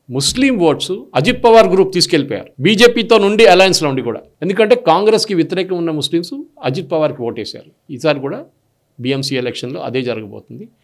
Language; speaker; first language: Telugu; non-native, local second language; Malayalam